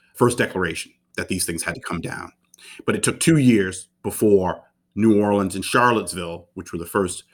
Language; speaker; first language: English; native; English